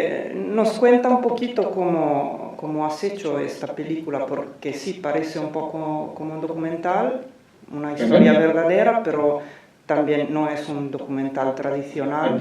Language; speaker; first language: Spanish; non-native, fluent; Italian